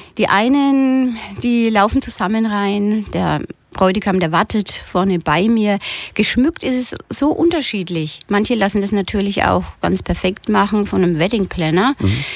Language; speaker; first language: German; native; German